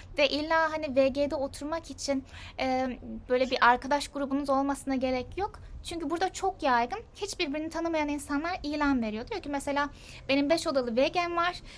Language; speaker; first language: Turkish; native; Turkish